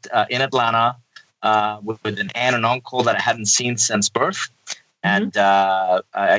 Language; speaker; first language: English; non-native, fluent; Persian